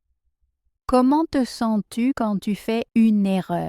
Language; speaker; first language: French; native; French